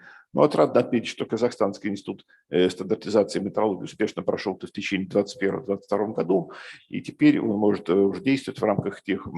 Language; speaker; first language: Russian; native; Russian